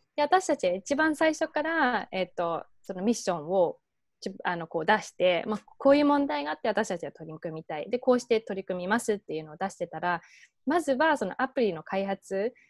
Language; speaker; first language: Japanese; early bilingual, heritage; Japanese